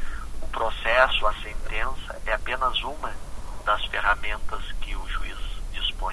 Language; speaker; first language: Portuguese; native; Portuguese